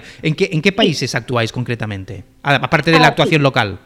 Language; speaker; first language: Spanish; native; Spanish